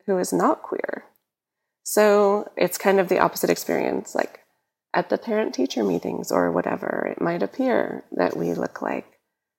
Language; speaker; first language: English; native; English